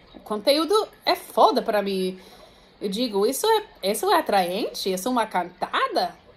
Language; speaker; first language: Portuguese; non-native, fluent; English